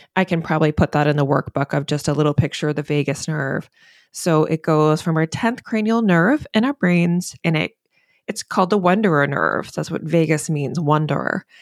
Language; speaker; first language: English; native; English